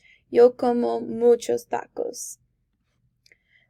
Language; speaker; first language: Spanish; non-native, learner; English